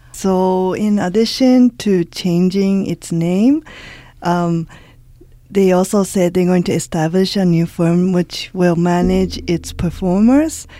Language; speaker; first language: English; early bilingual, other home language; Japanese